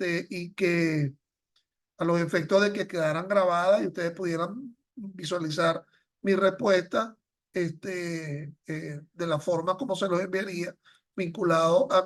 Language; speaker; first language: Spanish; native; Spanish